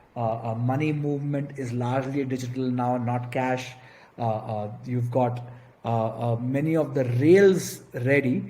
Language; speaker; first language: English; non-native, local second language; Gujarati